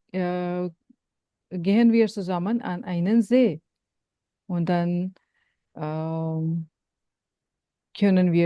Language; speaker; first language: German; non-native, fluent; Urdu